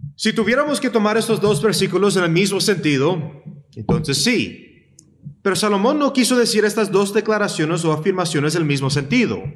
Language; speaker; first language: Spanish; early bilingual, heritage; Spanish